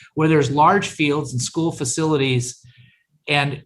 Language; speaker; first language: English; native; English